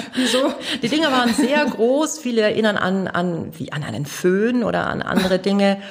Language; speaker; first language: German; native; German